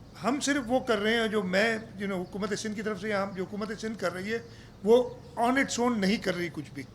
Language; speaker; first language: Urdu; non-native, local second language; Sindhi